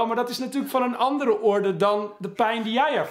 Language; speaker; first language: Dutch; native; Dutch